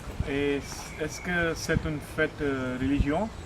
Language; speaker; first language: French; non-native, learner; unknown